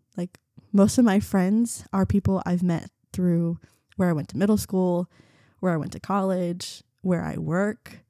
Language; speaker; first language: English; early bilingual, other home language; Vietnamese